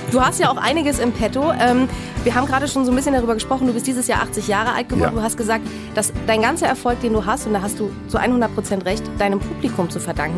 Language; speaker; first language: German; native; German